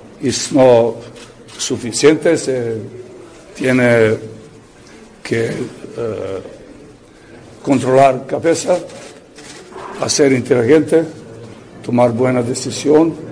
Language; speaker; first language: Spanish; non-native, learner; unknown